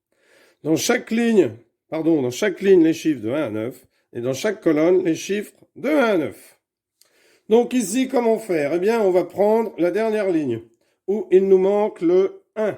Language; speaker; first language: French; native; French